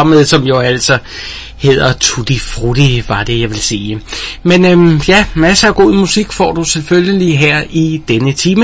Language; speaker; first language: Danish; native; Danish